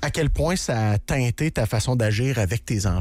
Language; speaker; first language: French; native; French